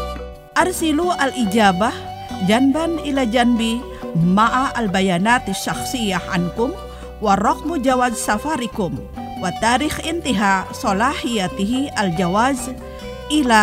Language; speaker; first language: Arabic; non-native, fluent; Indonesian